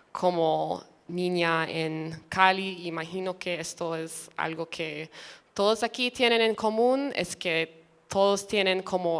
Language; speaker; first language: Spanish; early bilingual, other home language; English